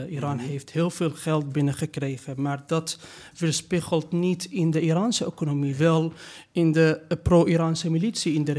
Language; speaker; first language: Dutch; non-native, fluent; Persian